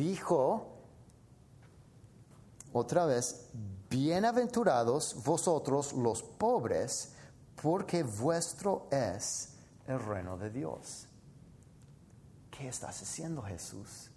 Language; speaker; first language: Spanish; non-native, fluent; English